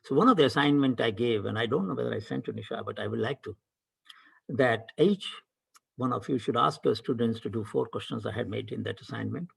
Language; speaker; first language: English; non-native, local second language; Hindi